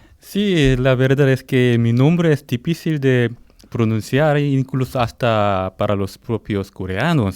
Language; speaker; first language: Spanish; non-native, fluent; Korean